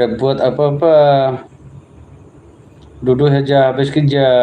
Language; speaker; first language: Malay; non-native, learner; Bangla